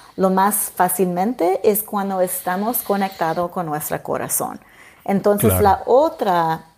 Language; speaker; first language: Spanish; early bilingual, heritage; Spanish